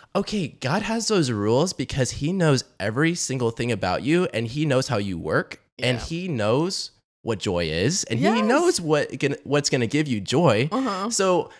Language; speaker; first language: English; native; English